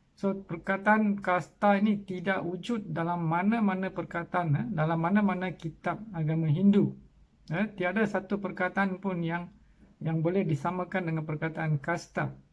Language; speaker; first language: Malay; non-native, local second language; Tamil